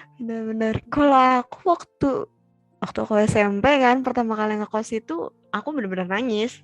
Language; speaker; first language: Indonesian; native; Indonesian